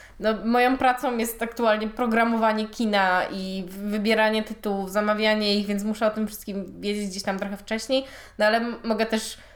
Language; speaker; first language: Polish; native; Polish